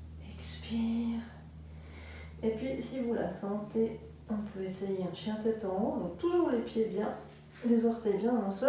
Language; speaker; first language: French; native; French